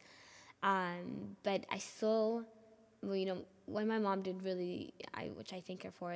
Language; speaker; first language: English; early bilingual, other home language; Amharic